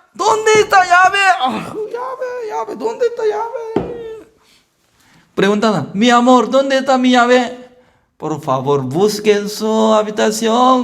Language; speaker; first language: Spanish; non-native, learner; Korean